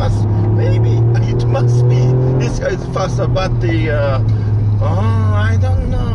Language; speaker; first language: English; non-native, learner; Japanese